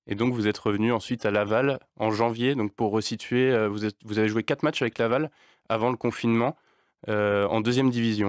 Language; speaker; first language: French; native; French